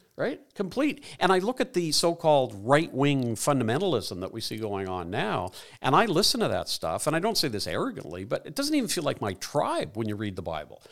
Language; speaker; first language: English; native; English